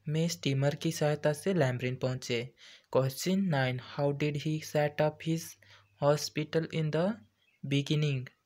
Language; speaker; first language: Hindi; native; Hindi